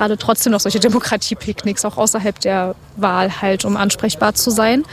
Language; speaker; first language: German; native; German